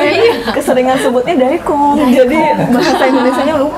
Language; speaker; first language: Indonesian; native; Indonesian